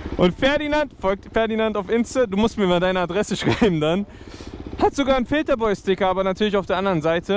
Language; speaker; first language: German; native; German